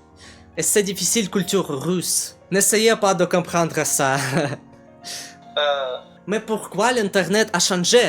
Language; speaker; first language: French; non-native, learner; Russian